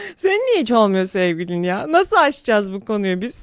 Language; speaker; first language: Turkish; native; Turkish